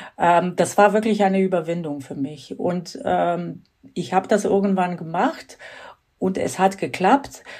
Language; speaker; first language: German; non-native, fluent; Croatian